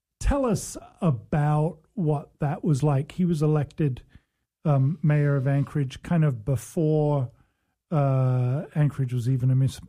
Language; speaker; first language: English; native; English